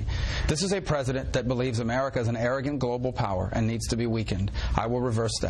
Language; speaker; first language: English; native; English